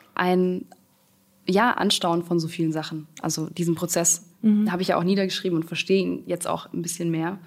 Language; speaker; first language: German; native; German